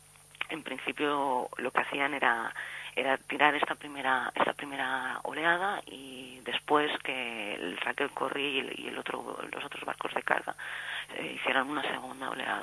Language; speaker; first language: Spanish; native; Spanish